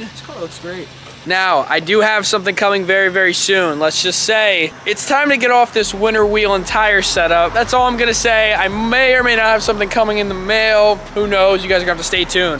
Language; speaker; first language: English; native; English